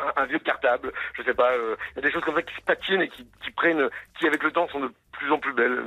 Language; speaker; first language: French; native; French